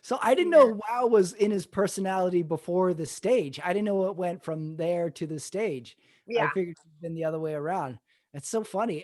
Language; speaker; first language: English; native; English